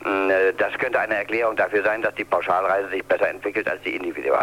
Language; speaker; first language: German; native; German